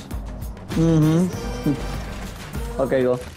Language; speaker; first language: English; non-native, learner; Spanish